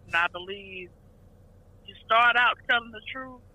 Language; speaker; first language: English; native; English